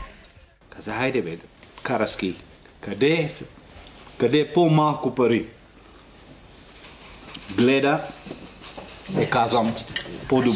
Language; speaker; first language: Bulgarian; non-native, learner; Swahili